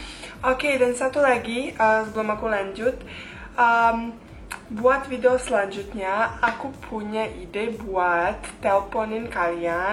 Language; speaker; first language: Indonesian; non-native, fluent; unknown